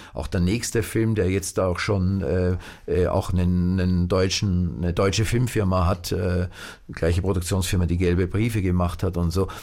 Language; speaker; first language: German; native; German